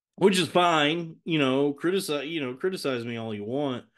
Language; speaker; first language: English; native; English